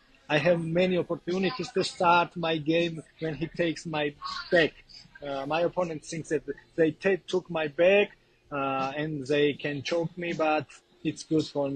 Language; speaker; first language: English; non-native, learner; Georgian